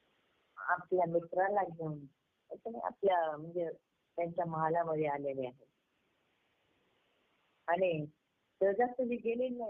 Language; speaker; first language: Marathi; native; Marathi